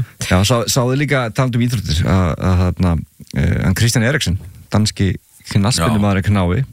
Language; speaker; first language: Icelandic; native; Icelandic